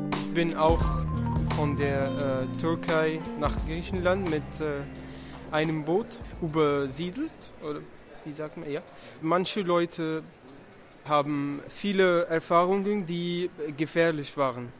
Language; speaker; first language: German; non-native, learner; Arabic